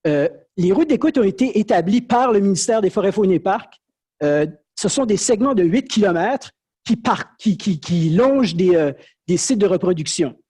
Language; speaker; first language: French; native; French